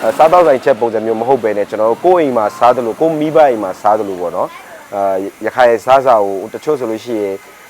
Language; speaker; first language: Burmese; native; Burmese